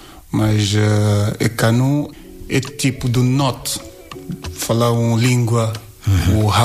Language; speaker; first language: Portuguese; non-native, learner; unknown